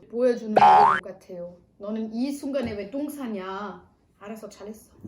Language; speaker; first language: Korean; non-native, fluent; German